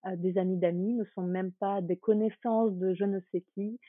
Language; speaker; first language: French; early bilingual, other home language; Ukrainian